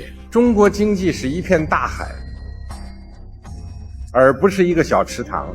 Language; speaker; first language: Chinese; native; Chinese